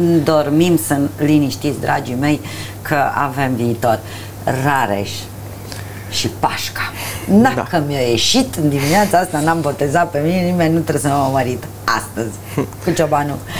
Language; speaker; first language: Romanian; native; Romanian